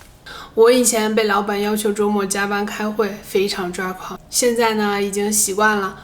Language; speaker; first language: Chinese; native; Chinese